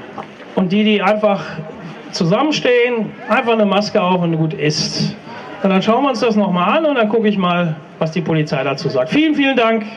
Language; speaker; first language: German; native; German